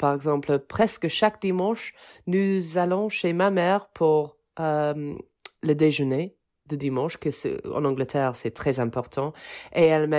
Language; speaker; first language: French; non-native, fluent; English